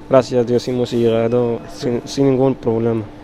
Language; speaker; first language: Spanish; non-native, learner; Arabic